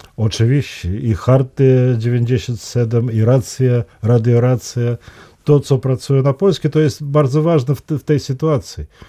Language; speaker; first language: Polish; non-native, fluent; Russian